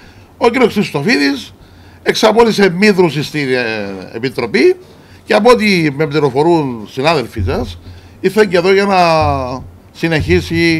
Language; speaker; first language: Greek; native; Greek